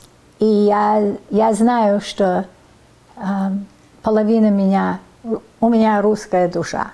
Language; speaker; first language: Russian; early bilingual, heritage; Russian